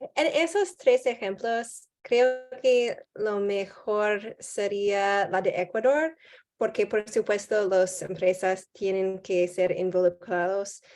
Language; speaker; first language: Spanish; non-native, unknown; English